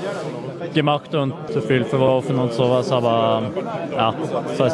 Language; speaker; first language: German; non-native, fluent; Norwegian